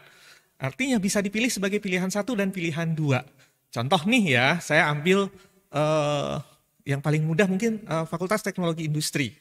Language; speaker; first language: Indonesian; native; Indonesian